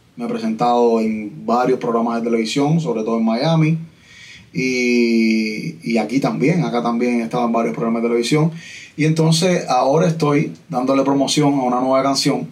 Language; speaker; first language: Spanish; native; Spanish